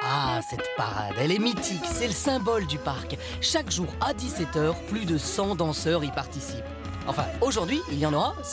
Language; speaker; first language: French; native; French